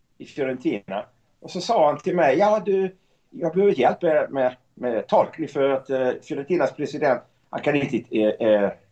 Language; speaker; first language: Swedish; non-native, fluent; Italian